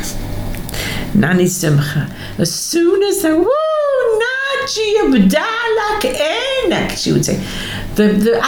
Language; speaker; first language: English; native; English